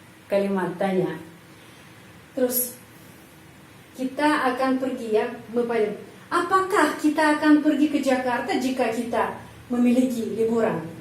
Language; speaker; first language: Indonesian; non-native, fluent; Russian